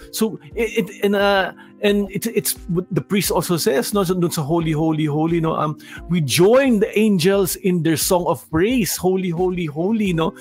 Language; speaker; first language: English; non-native, local second language; Filipino